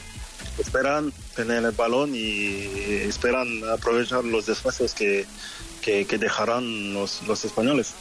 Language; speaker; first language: Spanish; non-native, fluent; French